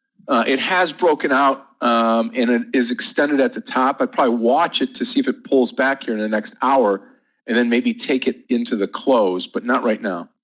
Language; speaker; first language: English; native; English